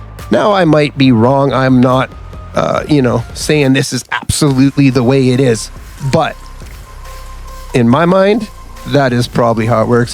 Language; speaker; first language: English; native; English